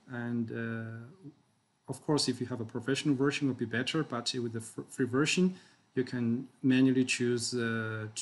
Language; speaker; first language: English; non-native, fluent; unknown